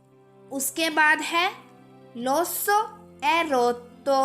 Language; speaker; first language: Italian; non-native, fluent; Urdu